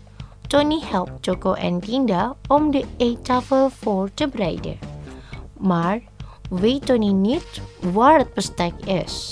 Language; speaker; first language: Dutch; non-native, learner; Indonesian